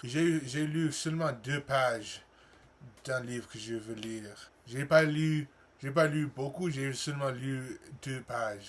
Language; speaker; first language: French; non-native, learner; English